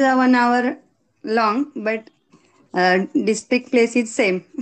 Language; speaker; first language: English; non-native, learner; Marathi